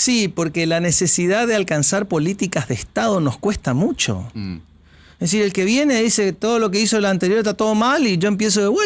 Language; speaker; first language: Spanish; native; Spanish